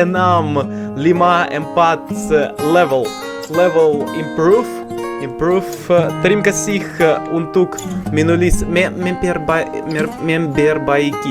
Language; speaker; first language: Indonesian; non-native, learner; English